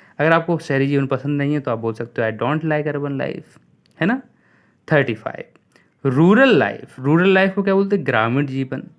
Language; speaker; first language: Hindi; native; Hindi